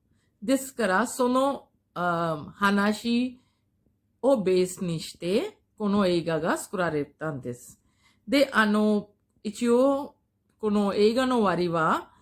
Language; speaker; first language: Japanese; non-native, fluent; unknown